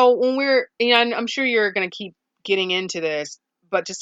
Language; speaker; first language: English; native; English